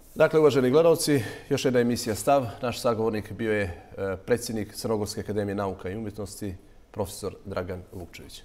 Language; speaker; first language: Serbian; native; Serbian